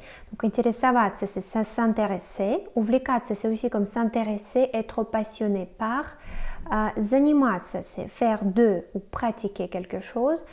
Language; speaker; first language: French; non-native, fluent; Russian